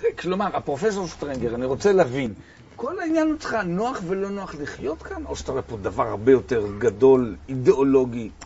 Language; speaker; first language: Hebrew; native; Hebrew